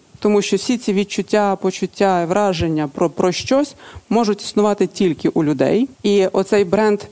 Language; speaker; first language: Ukrainian; native; Ukrainian